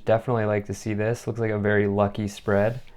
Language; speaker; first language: English; native; English